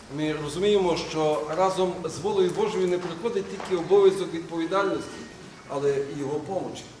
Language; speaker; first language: Ukrainian; native; Ukrainian